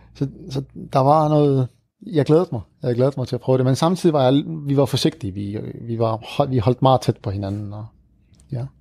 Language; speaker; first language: Danish; early bilingual, other home language; Arabic